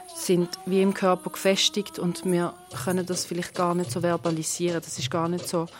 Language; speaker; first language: German; native; German